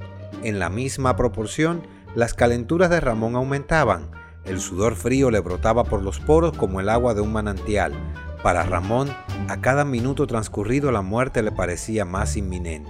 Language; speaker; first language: Spanish; native; Spanish